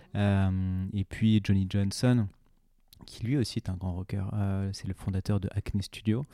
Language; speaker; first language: French; native; French